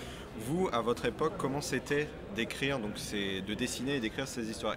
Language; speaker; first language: French; native; French